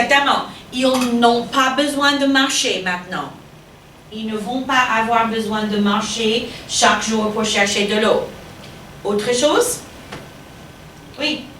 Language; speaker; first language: French; non-native, fluent; English